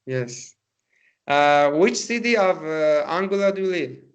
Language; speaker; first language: English; non-native, learner; Persian